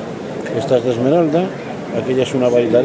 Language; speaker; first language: Spanish; native; Spanish